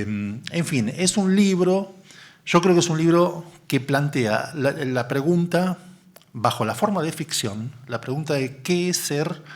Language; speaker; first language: Spanish; native; Spanish